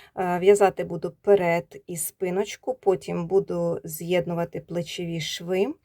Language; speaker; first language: Ukrainian; native; Ukrainian